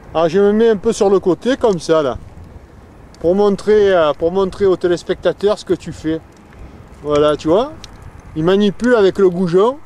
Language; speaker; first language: French; native; French